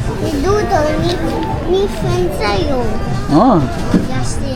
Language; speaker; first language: Nepali; early bilingual, heritage; Nepali